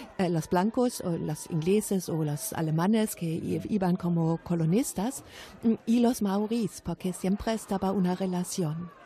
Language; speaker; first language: Spanish; non-native, fluent; German